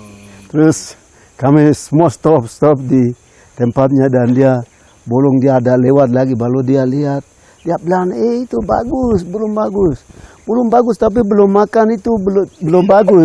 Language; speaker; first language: Indonesian; non-native, local second language; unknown